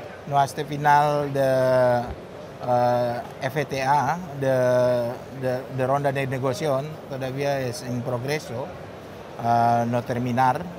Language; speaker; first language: Spanish; non-native, learner; Indonesian